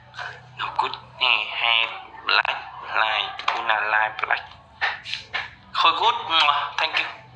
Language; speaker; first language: English; non-native, learner; Vietnamese